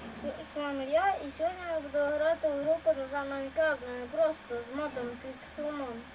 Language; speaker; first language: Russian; non-native, local second language; Ukrainian